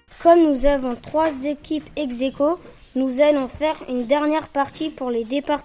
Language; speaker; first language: French; native; French